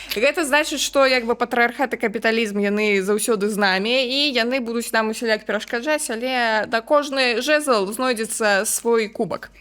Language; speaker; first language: Belarusian; non-native, local second language; Russian